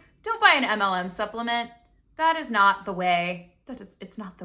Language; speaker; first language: English; native; English